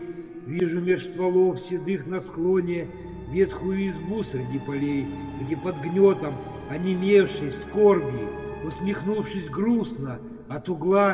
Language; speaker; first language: Russian; native; Russian